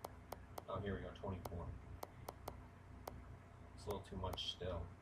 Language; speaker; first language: English; native; English